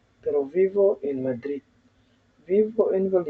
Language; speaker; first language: Spanish; non-native, learner; Somali